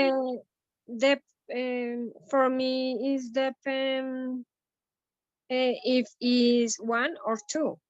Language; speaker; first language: English; non-native, learner; Spanish